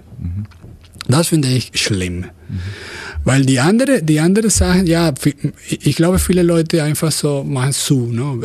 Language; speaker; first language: German; non-native, fluent; Spanish